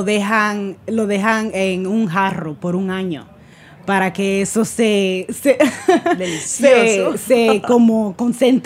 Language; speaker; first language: Spanish; early bilingual, heritage; Spanish